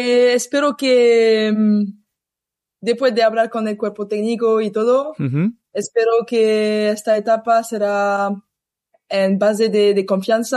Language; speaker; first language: Spanish; non-native, learner; French